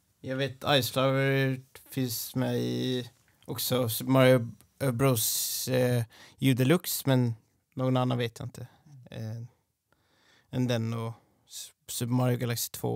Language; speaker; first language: Swedish; native; Swedish